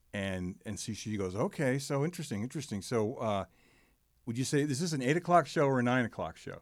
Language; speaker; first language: English; native; English